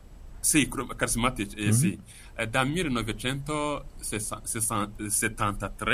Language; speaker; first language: Italian; non-native, fluent; Kinyarwanda